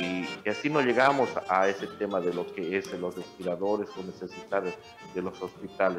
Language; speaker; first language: Spanish; native; Spanish